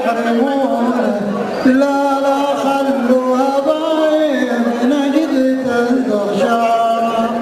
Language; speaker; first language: Arabic; native; Arabic